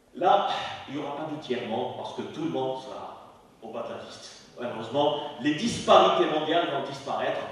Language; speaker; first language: French; non-native, local second language; Arabic